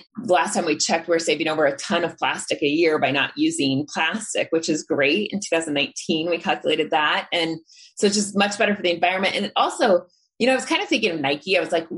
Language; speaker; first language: English; native; English